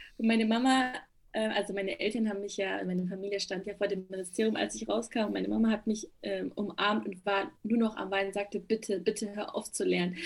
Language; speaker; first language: German; early bilingual, other home language; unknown